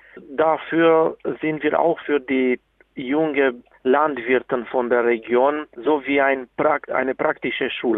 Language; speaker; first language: German; non-native, fluent; Romanian